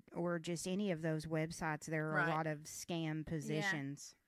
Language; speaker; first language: English; native; English